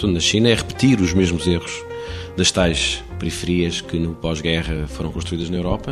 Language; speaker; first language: Portuguese; native; Portuguese